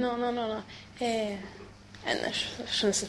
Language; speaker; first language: French; non-native, learner; Swedish